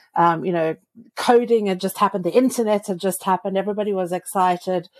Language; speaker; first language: English; native; English